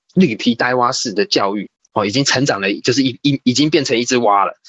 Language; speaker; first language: Chinese; native; Chinese